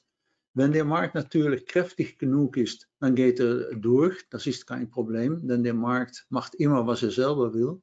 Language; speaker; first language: German; non-native, learner; Dutch